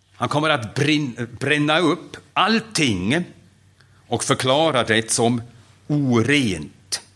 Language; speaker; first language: Swedish; non-native, fluent; German